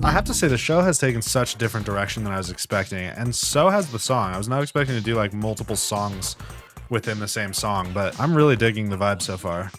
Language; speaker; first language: English; native; English